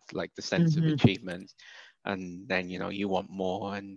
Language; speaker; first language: English; native; English